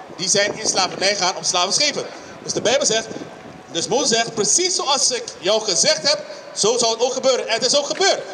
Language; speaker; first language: Dutch; non-native, local second language; Papiamento